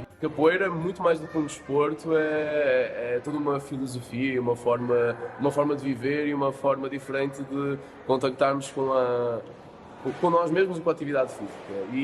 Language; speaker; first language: Portuguese; early bilingual, other home language; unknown